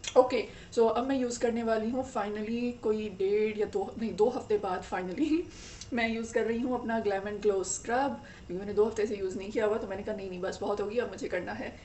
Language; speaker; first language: Urdu; native; Urdu